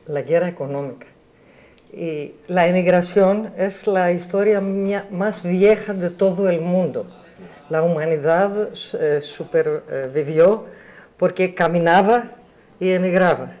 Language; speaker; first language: Spanish; non-native, learner; Greek